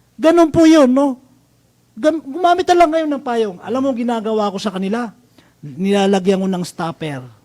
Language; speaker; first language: Filipino; non-native, local second language; Maranao